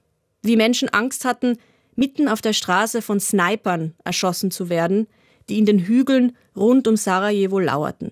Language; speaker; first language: German; native; German